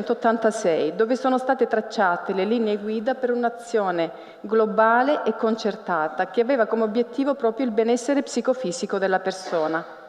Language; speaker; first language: Italian; native; Italian